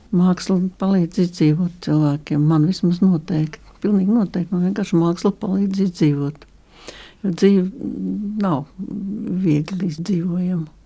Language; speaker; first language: Latvian; native; Latvian